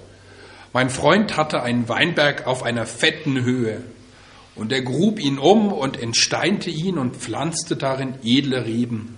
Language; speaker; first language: German; native; German